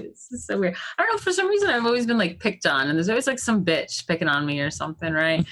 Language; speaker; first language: English; native; English